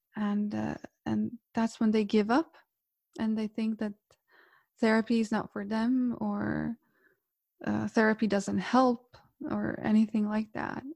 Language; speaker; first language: English; non-native, fluent; Croatian